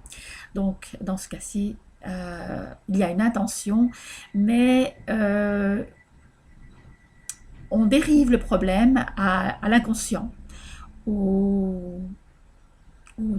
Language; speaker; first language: French; native; French